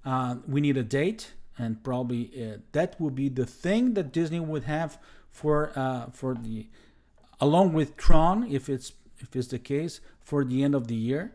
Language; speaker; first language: English; non-native, fluent; Portuguese